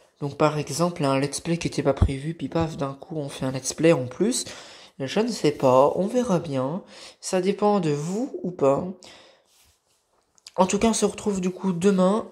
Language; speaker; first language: French; native; French